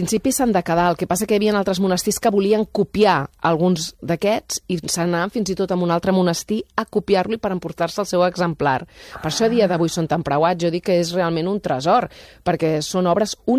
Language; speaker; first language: Catalan; native; Catalan